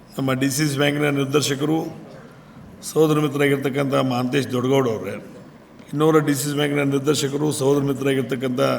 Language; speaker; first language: Kannada; native; Kannada